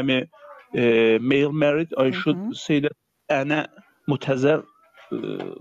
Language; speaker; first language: English; non-native, fluent; Turkish